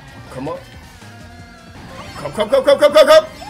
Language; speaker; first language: English; non-native, fluent; German